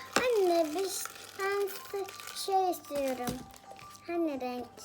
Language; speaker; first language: Turkish; early bilingual, heritage; Turkish